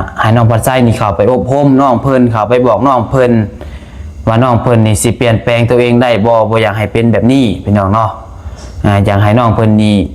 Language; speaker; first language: Thai; non-native, local second language; Lao